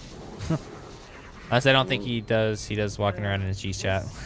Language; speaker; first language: English; native; English